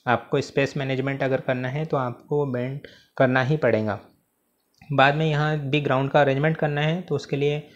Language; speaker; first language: Hindi; native; Hindi